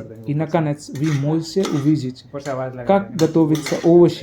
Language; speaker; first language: Russian; non-native, fluent; Hindi